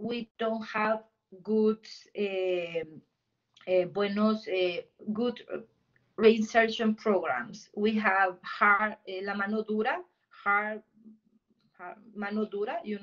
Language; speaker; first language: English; non-native, learner; Spanish